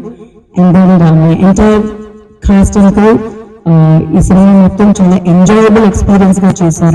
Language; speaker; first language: Telugu; non-native, fluent; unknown